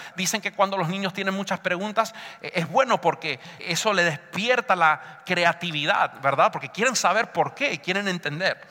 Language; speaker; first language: Spanish; early bilingual, heritage; Spanish